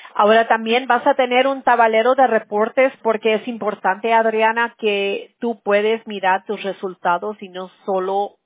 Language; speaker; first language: Spanish; early bilingual, other home language; English